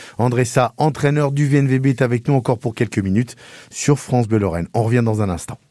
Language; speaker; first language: French; native; French